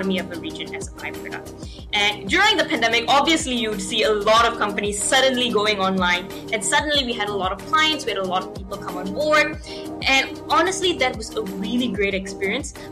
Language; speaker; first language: English; non-native, local second language; Tamil